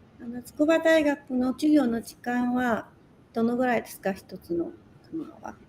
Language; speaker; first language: Japanese; non-native, local second language; Chinese